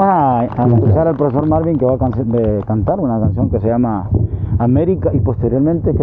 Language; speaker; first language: Spanish; native; Spanish